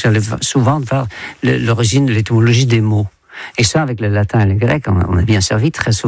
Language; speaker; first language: French; non-native, fluent; Dutch